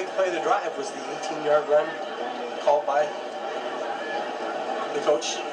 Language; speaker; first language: English; native; English